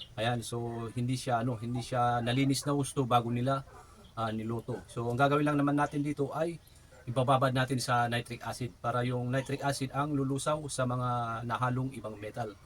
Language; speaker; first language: Filipino; native; Filipino